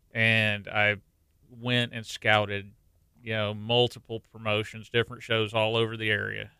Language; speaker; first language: English; native; English